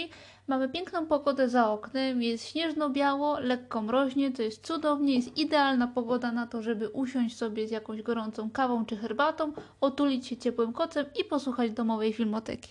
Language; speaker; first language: Polish; native; Polish